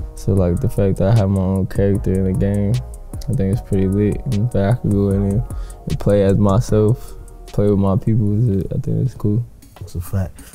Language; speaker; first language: English; native; English